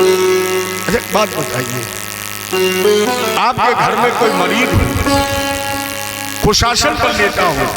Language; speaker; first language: Hindi; native; Hindi